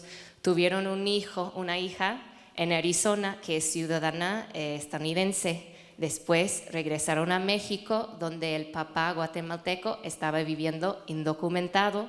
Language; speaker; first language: Spanish; non-native, fluent; English